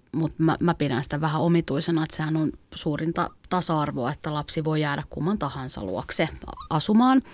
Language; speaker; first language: Finnish; native; Finnish